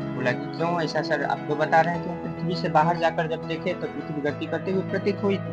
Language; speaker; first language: Hindi; native; Hindi